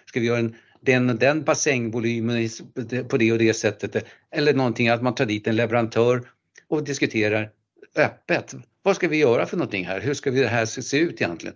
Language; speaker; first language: Swedish; native; Swedish